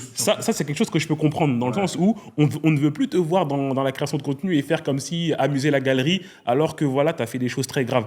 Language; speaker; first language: French; native; French